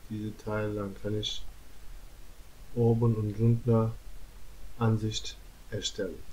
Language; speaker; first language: German; non-native, learner; Turkish